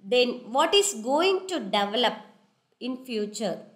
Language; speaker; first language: English; non-native, local second language; Tamil